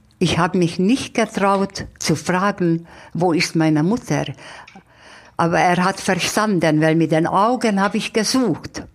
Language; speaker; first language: German; non-native, fluent; Hungarian